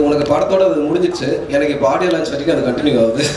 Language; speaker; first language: Tamil; native; Tamil